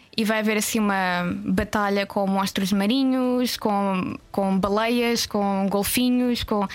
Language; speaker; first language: Portuguese; native; Portuguese